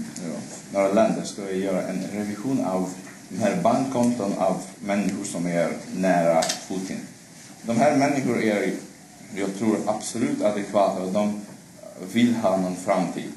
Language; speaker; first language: Swedish; non-native, fluent; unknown